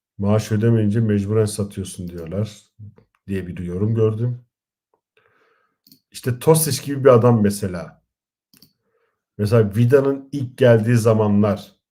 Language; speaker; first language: Turkish; native; Turkish